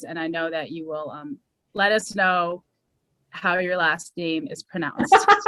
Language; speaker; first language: English; native; English